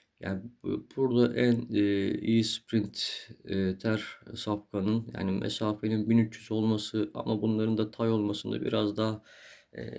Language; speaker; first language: Turkish; native; Turkish